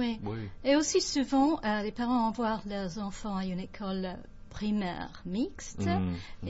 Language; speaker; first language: French; non-native, fluent; English